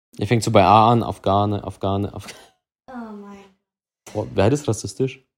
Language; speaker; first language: German; early bilingual, other home language; Russian